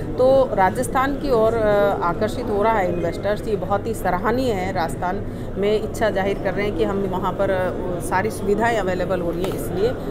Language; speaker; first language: Hindi; native; Hindi